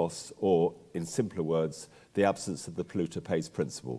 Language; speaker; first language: English; native; English